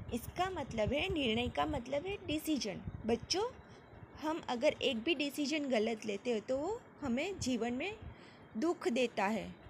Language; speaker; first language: Hindi; non-native, local second language; Gujarati